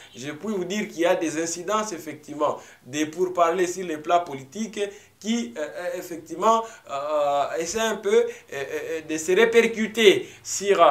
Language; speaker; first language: French; non-native, local second language; Swahili